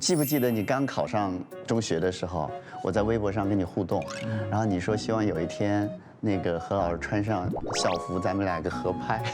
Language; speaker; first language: Chinese; native; Chinese